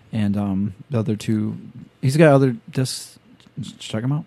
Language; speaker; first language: English; native; English